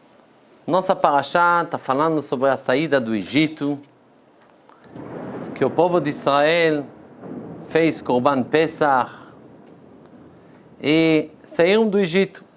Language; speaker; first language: Portuguese; non-native, fluent; Hebrew